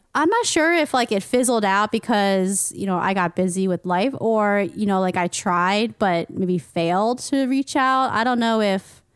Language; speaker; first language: English; native; English